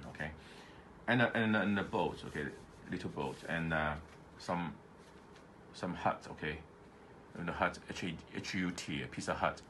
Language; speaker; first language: English; non-native, learner; Cantonese